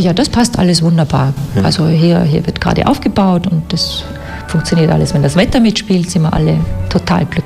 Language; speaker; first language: German; native; German